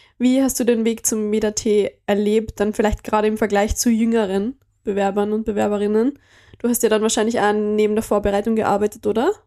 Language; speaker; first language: German; native; German